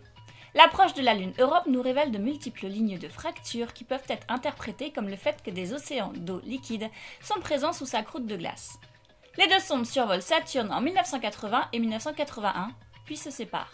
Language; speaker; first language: French; native; French